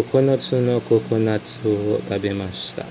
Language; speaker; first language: Japanese; non-native, fluent; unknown